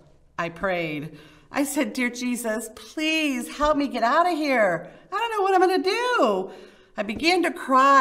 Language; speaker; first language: English; native; English